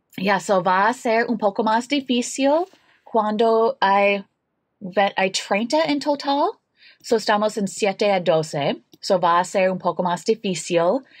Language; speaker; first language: Spanish; non-native, learner; English